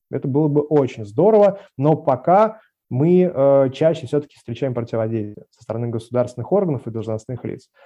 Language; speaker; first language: Russian; native; Russian